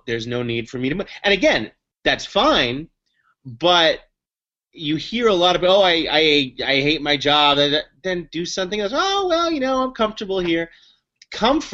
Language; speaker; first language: English; native; English